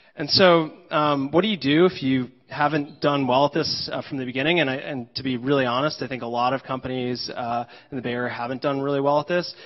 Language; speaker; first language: English; native; English